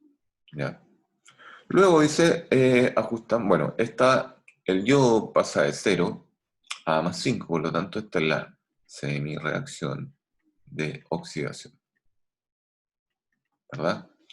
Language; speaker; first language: Spanish; native; Spanish